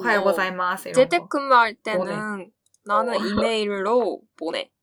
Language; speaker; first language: Korean; non-native, fluent; Japanese